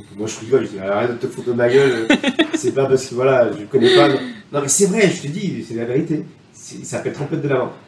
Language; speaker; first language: French; non-native, fluent; Spanish